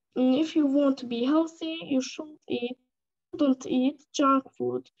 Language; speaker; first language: English; non-native, fluent; Georgian